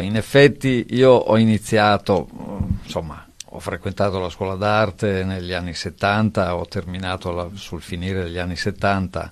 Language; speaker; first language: Italian; native; Italian